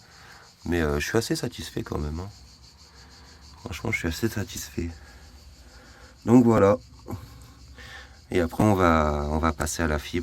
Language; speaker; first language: French; native; French